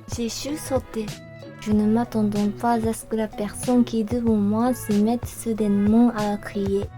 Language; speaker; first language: French; non-native, learner; Japanese